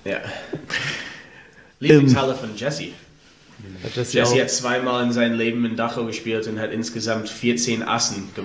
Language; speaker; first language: German; non-native, learner; English